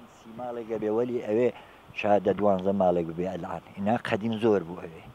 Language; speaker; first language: Central Kurdish; native; Central Kurdish